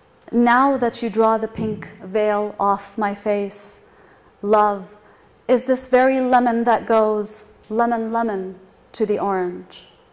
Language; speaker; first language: English; non-native, fluent; Persian